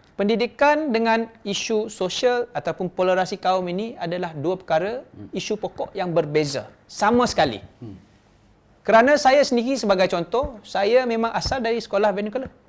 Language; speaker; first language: Malay; non-native, local second language; Chinese